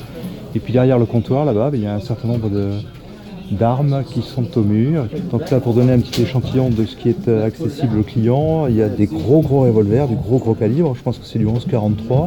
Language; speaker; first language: French; native; French